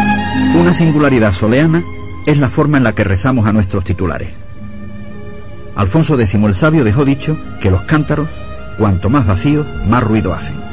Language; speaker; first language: Spanish; native; Spanish